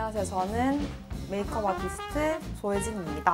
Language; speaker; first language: Korean; native; Korean